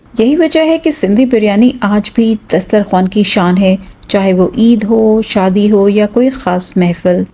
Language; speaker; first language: Urdu; native; Urdu